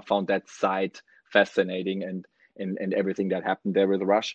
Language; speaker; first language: English; non-native, fluent; German